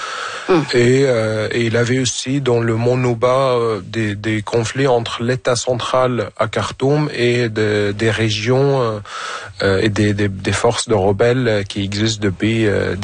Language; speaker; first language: French; non-native, fluent; Arabic